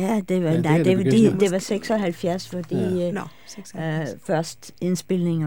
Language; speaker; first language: Danish; non-native, fluent; English